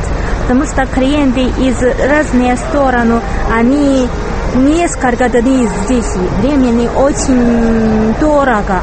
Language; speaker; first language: Russian; non-native, learner; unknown